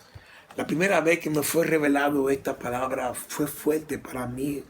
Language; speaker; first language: Spanish; native; Spanish